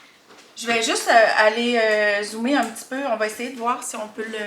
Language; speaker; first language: French; native; French